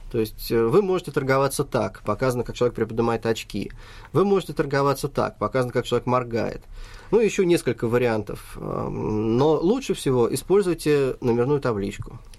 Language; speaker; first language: Russian; native; Russian